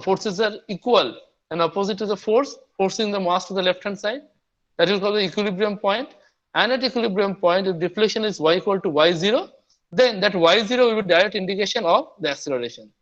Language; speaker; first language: English; non-native, local second language; Bangla